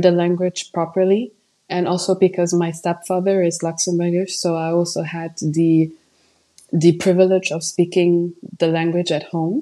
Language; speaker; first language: English; non-native, fluent; Upper Guinea Crioulo